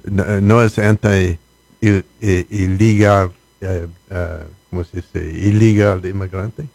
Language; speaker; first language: Spanish; non-native, learner; English